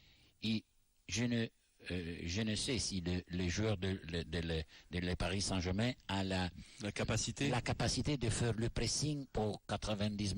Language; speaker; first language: French; non-native, learner; Italian